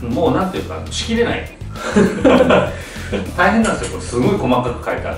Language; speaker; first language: Japanese; native; Japanese